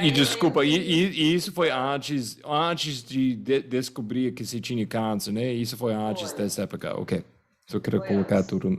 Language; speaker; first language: Portuguese; non-native, fluent; English